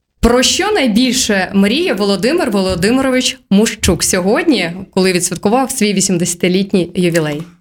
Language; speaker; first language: Ukrainian; native; Ukrainian